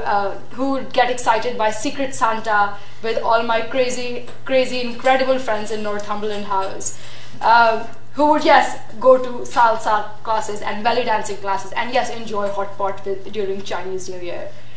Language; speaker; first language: English; non-native, local second language; Urdu